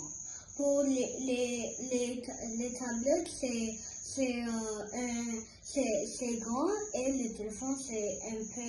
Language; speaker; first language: French; early bilingual, other home language; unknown